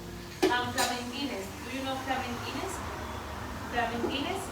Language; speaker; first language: English; non-native, learner; Spanish